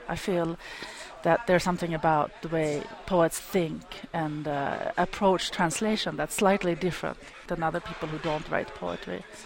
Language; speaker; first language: English; non-native, fluent; Swedish